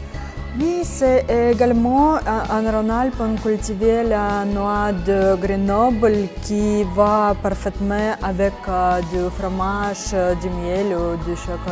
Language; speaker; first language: French; non-native, fluent; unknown